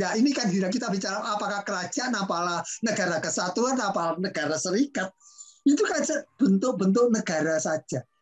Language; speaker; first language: Indonesian; non-native, local second language; Javanese